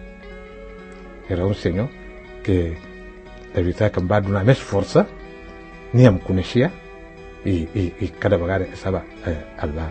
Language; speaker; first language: Catalan; non-native, fluent; Wolof